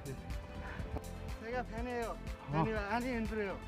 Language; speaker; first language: Korean; non-native, learner; Nepali